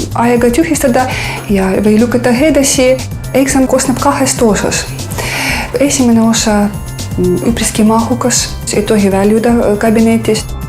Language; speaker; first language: Estonian; non-native, fluent; Russian